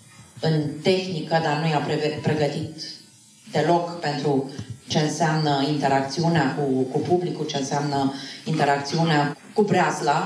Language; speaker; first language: Romanian; native; Romanian